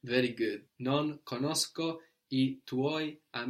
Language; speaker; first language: Italian; non-native, fluent; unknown